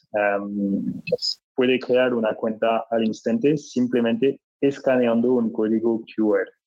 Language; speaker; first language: Spanish; non-native, learner; French